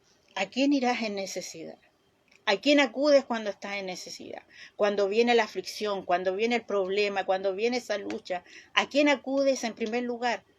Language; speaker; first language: Spanish; native; Spanish